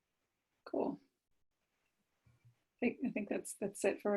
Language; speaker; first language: English; native; English